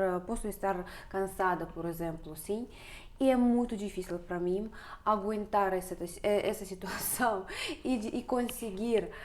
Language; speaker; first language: Portuguese; non-native, fluent; Russian